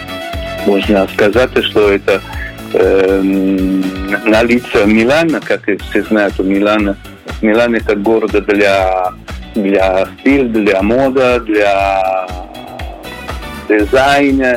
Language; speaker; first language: Russian; non-native, learner; Italian